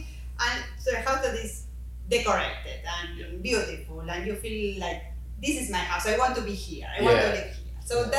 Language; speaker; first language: English; non-native, fluent; Spanish